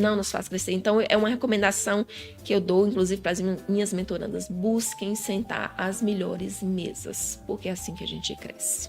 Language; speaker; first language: Portuguese; native; Portuguese